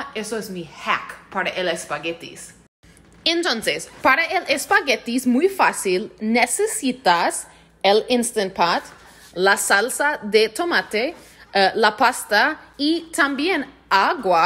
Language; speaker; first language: Spanish; non-native, learner; English